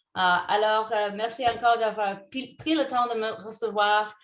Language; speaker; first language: French; non-native, local second language; English